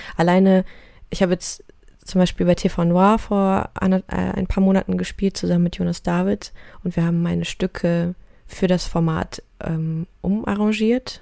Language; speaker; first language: German; early bilingual, other home language; Russian